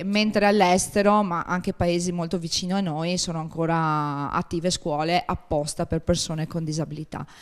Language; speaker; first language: Italian; native; Italian